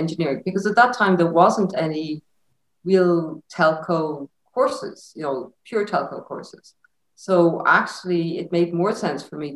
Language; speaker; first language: English; native; English